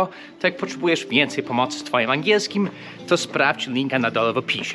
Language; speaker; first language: Polish; non-native, fluent; English